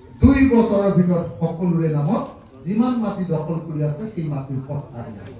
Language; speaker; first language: Assamese; native; Assamese